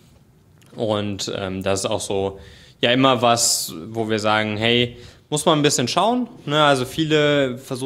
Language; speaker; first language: German; native; German